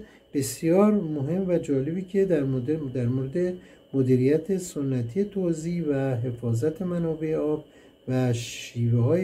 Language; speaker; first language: Persian; native; Persian